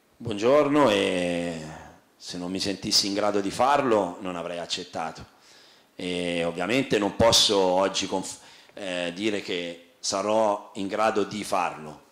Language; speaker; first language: Italian; native; Italian